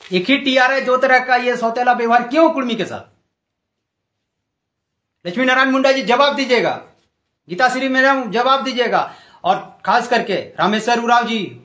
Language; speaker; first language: Hindi; non-native, local second language; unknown